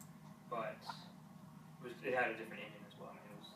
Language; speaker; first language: English; native; English